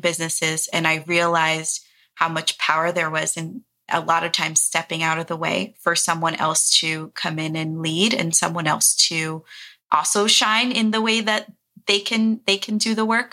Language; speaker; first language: English; early bilingual, other home language; Portuguese